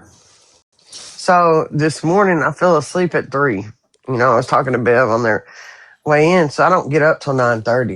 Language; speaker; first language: English; native; English